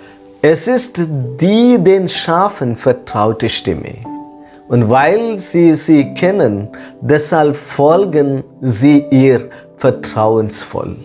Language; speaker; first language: German; non-native, fluent; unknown